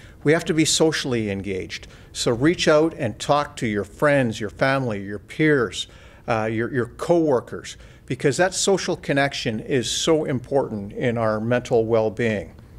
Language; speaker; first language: English; native; English